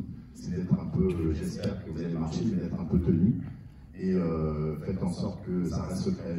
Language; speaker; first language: French; native; French